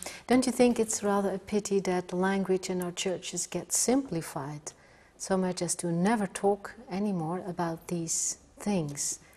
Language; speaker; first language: English; non-native, fluent; Dutch